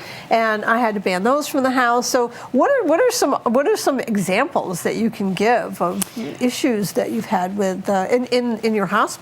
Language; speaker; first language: English; native; English